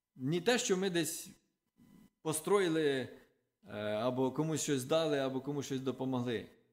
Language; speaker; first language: Ukrainian; non-native, local second language; Russian